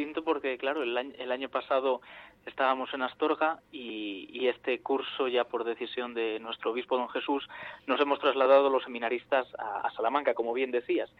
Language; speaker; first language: Spanish; native; Spanish